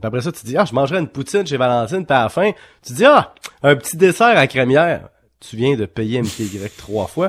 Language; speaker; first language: French; native; French